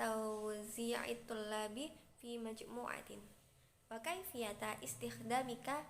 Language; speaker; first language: Arabic; non-native, learner; Indonesian